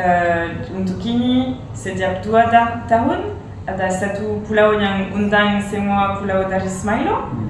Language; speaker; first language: Indonesian; non-native, learner; French